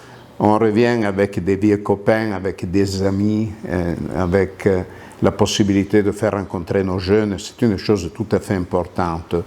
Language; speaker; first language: French; non-native, local second language; Italian